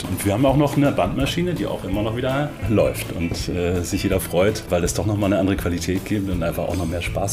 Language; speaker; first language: German; native; German